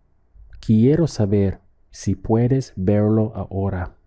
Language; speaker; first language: Spanish; non-native, fluent; English